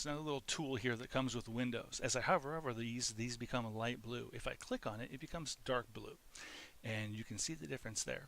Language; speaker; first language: English; native; English